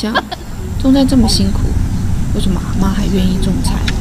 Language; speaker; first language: Chinese; native; Chinese